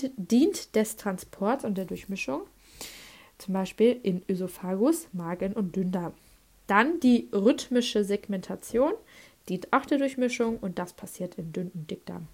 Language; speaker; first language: German; native; German